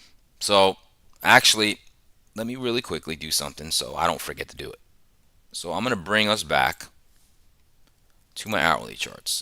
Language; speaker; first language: English; native; English